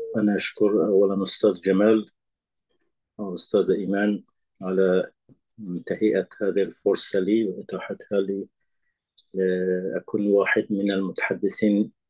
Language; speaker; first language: Arabic; non-native, fluent; Persian